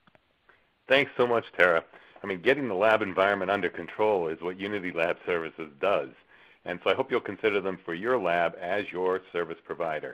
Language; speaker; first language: English; native; English